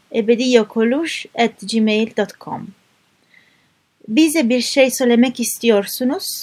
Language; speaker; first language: Turkish; non-native, learner; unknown